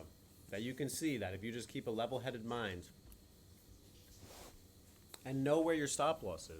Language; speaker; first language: English; native; English